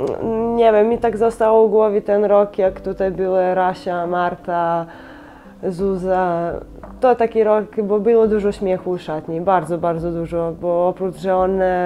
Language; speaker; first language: Polish; non-native, fluent; Serbian